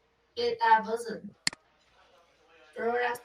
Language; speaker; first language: English; non-native, learner; Vietnamese